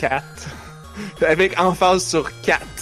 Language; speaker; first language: French; native; French